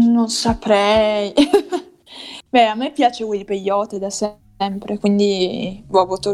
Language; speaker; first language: Italian; native; Italian